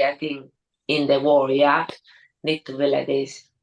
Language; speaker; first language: English; non-native, learner; Spanish